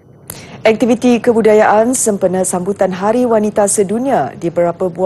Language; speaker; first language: Malay; native; Malay